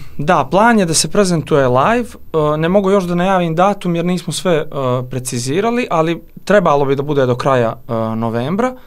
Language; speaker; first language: Serbian; native; Serbian